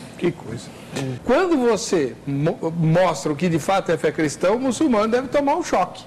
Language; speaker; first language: Portuguese; native; Portuguese